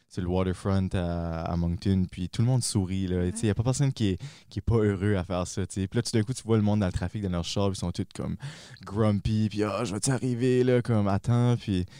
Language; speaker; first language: French; native; French